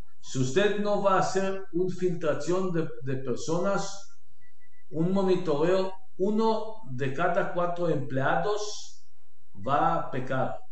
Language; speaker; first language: Spanish; non-native, learner; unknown